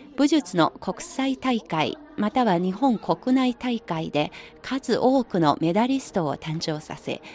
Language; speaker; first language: Japanese; non-native, fluent; Chinese